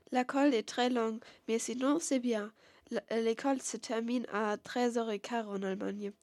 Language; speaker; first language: French; non-native, learner; German